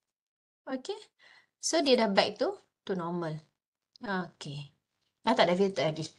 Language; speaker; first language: Malay; native; Malay